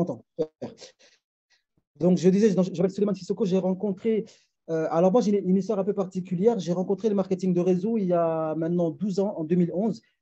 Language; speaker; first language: French; native; French